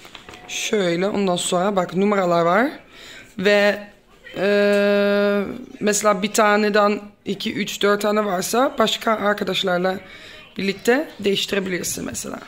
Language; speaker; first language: Turkish; non-native, learner; Dutch